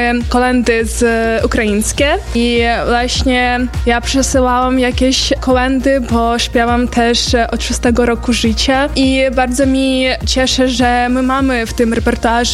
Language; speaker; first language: Polish; non-native, learner; Ukrainian